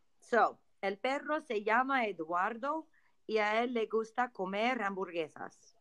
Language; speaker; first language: Spanish; non-native, fluent; English